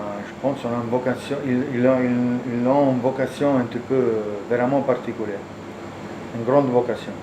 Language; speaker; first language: French; non-native, learner; Italian